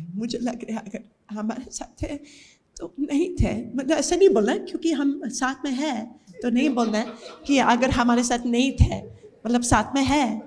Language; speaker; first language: Hindi; non-native, learner; English